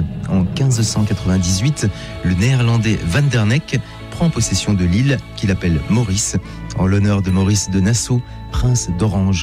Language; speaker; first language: French; native; French